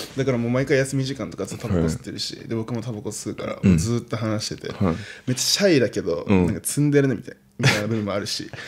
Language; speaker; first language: Japanese; native; Japanese